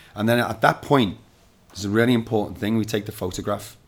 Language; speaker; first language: English; native; English